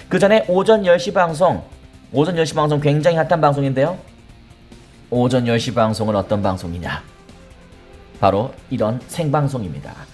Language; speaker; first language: Korean; native; Korean